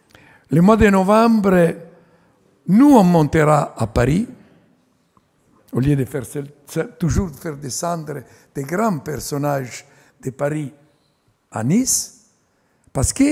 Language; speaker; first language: French; non-native, fluent; Italian